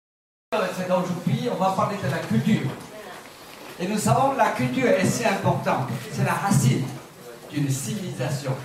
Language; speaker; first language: French; non-native, fluent; Chinese